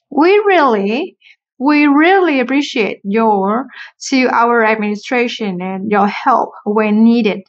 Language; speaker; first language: English; non-native, fluent; Vietnamese